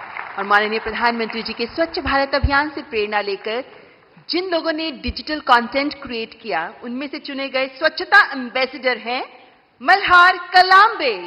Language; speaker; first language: Hindi; native; Hindi